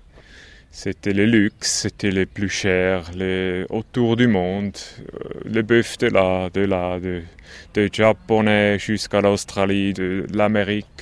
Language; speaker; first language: French; non-native, local second language; German